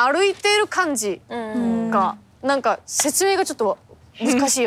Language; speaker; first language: Japanese; non-native, fluent; Korean